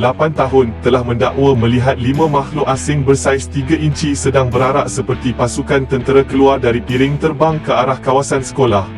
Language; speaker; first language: Malay; native; Malay